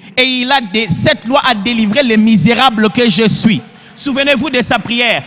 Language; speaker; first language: French; non-native, local second language; Lingala